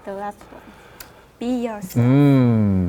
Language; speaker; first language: English; non-native, learner; Vietnamese